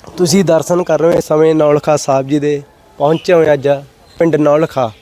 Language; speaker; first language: Punjabi; native; Punjabi